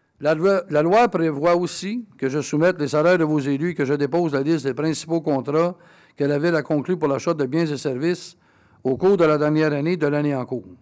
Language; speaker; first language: French; native; French